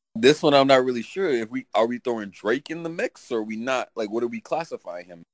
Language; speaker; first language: English; native; English